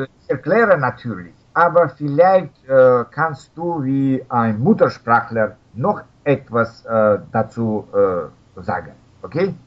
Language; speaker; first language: German; non-native, learner; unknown